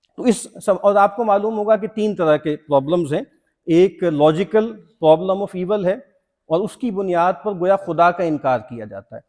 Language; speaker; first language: Urdu; non-native, local second language; Punjabi